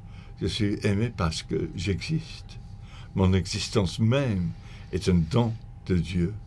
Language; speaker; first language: French; non-native, fluent; English